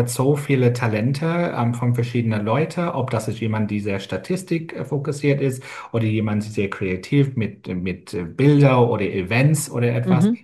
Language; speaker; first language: German; non-native, fluent; English